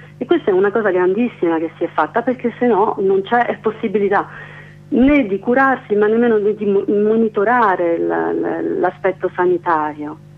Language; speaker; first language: Italian; non-native, fluent; French